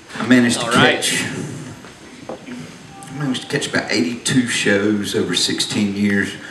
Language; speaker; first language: English; native; English